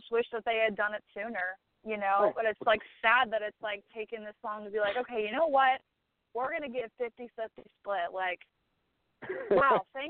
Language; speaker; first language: English; native; English